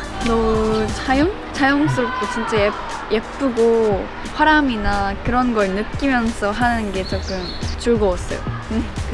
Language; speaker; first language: Korean; non-native, fluent; Japanese